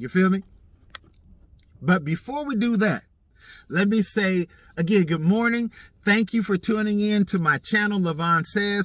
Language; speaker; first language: English; native; English